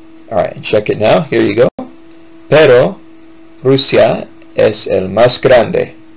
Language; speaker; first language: Spanish; non-native, fluent; English